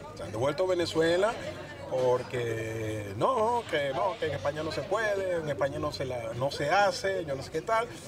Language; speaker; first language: Spanish; native; Spanish